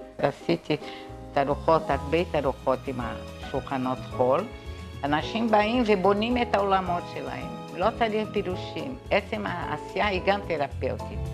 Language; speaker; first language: Hebrew; non-native, fluent; Portuguese